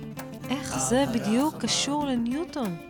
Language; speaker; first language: Hebrew; native; Hebrew